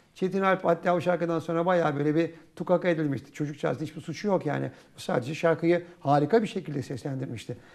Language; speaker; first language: Turkish; native; Turkish